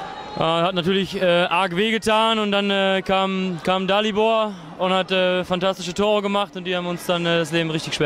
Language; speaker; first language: German; native; German